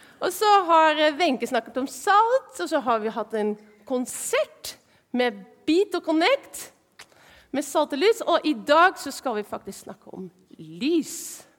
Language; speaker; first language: Norwegian; non-native, fluent; Dutch